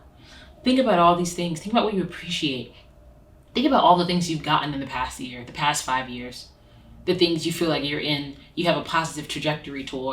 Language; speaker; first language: English; native; English